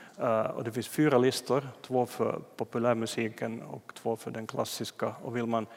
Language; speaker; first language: Swedish; native; Swedish